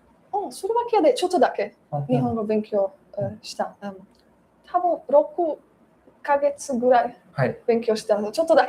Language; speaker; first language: Japanese; non-native, learner; Slovak